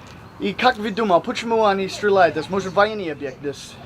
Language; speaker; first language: Russian; non-native, learner; English